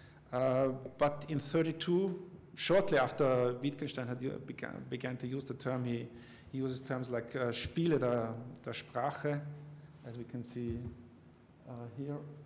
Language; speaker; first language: English; non-native, fluent; German